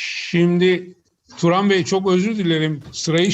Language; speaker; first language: Turkish; native; Turkish